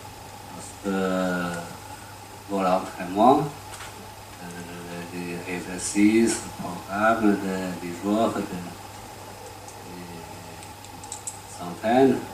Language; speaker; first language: French; non-native, learner; Chinese